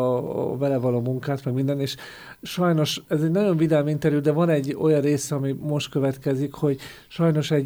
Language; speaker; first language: Hungarian; native; Hungarian